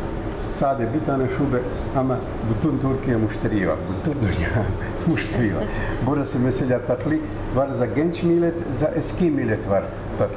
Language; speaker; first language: Turkish; non-native, learner; Bosnian